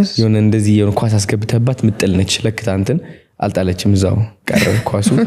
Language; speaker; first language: Amharic; non-native, local second language; Tigrinya